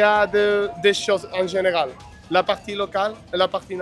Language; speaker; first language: French; non-native, fluent; Spanish